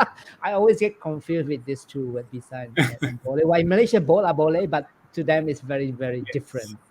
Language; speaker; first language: English; non-native, local second language; Malay